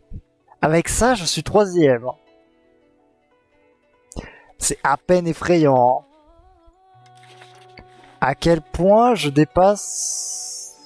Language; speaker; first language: French; native; French